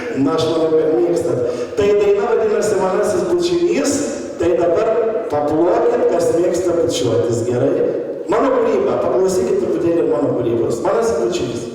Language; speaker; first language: Lithuanian; native; Lithuanian